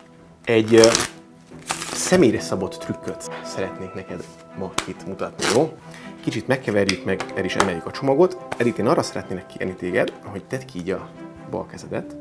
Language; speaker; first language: Hungarian; native; Hungarian